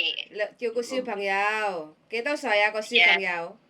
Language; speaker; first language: Cantonese; non-native, fluent; Javanese